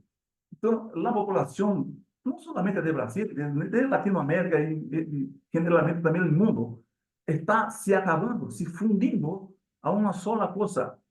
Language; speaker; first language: Spanish; non-native, learner; Portuguese